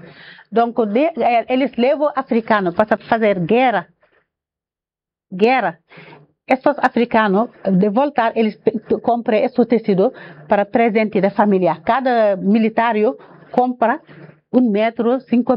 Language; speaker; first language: Portuguese; non-native, learner; Wolof